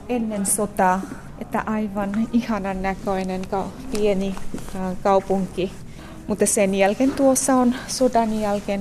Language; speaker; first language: Finnish; non-native, fluent; Bangla